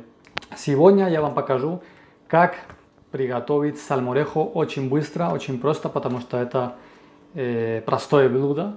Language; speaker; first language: Russian; non-native, fluent; Spanish